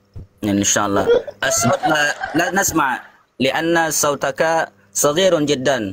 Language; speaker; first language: Arabic; non-native, learner; Indonesian